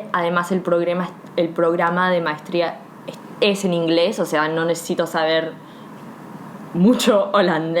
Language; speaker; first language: Spanish; early bilingual, heritage; Spanish